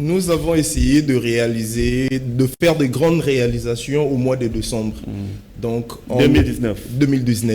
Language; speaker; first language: French; non-native, local second language; Lingala